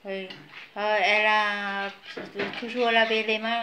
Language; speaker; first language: French; non-native, fluent; Vietnamese